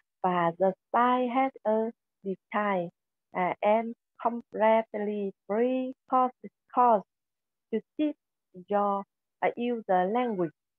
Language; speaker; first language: English; non-native, learner; Vietnamese